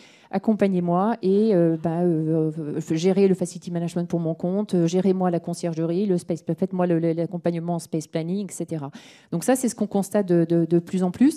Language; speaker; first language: French; native; French